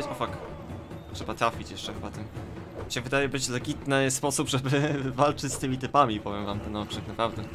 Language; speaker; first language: Polish; native; Polish